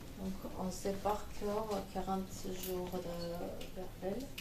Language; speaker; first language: French; non-native, fluent; Armenian